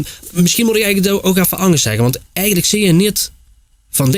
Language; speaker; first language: Dutch; native; Dutch